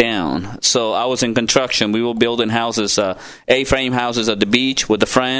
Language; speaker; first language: English; non-native, fluent; Spanish